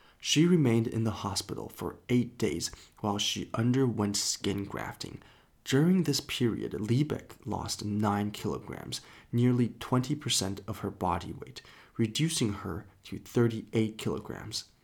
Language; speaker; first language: English; non-native, fluent; Chinese